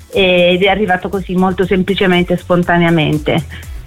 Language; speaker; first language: Italian; native; Italian